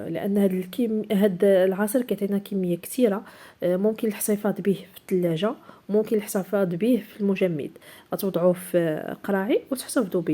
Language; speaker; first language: Arabic; native; Arabic